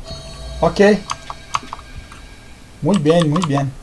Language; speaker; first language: Spanish; non-native, learner; Portuguese